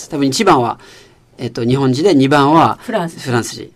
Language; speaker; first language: Japanese; non-native, fluent; French